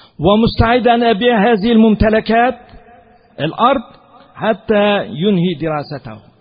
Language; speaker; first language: Arabic; non-native, fluent; Turkish